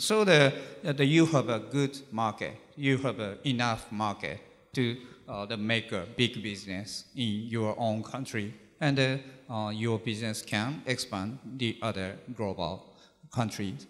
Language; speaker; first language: English; non-native, learner; Japanese